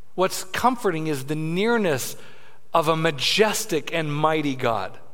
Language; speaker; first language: English; native; English